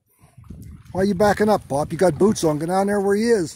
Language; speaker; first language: English; native; English